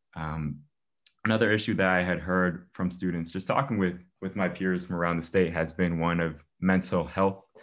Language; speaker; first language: English; native; English